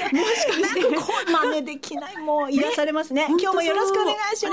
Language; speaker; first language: Japanese; native; Japanese